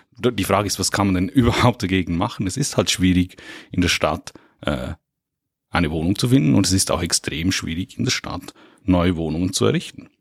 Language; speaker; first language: German; native; German